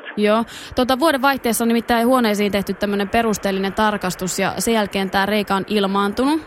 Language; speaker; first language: Finnish; native; Finnish